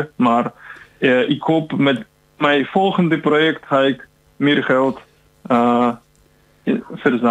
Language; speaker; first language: Dutch; non-native, learner; Ukrainian